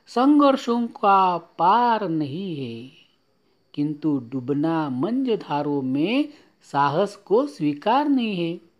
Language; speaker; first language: Hindi; non-native, local second language; Marathi